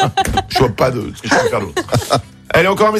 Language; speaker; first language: French; native; French